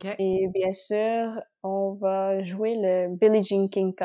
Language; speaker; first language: French; non-native, local second language; Spanish